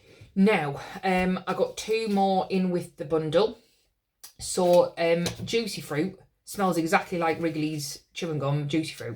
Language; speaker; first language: English; native; English